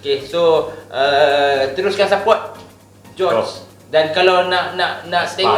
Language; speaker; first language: Malay; native; Malay